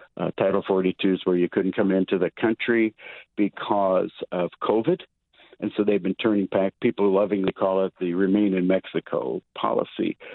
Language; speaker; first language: English; native; English